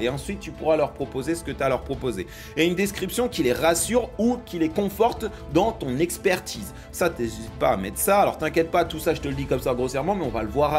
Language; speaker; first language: French; native; French